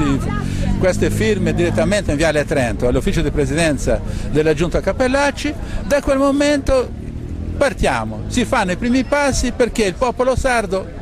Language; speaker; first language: Italian; non-native, local second language; Sardinian